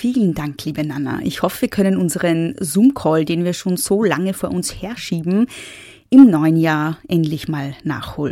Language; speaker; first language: German; native; German